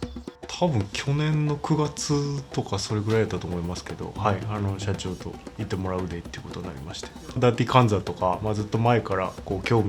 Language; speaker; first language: Japanese; native; Japanese